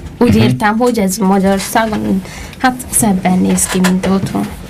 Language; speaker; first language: Hungarian; non-native, learner; Amharic